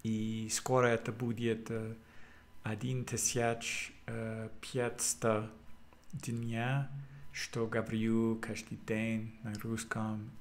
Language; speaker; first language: Russian; non-native, learner; English